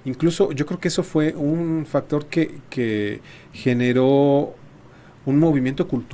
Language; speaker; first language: Spanish; native; Spanish